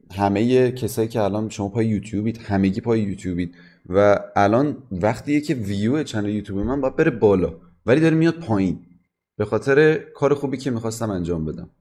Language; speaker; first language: Persian; native; Persian